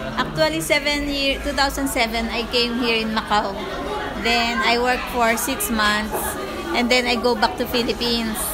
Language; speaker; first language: English; non-native, local second language; Filipino